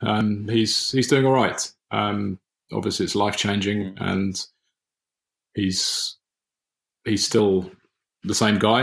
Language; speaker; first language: English; native; English